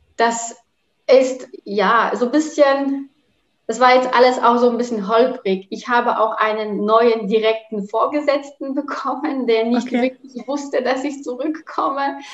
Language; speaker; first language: German; non-native, fluent; Polish